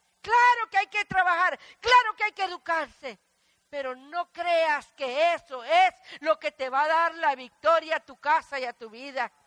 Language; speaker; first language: Spanish; native; Spanish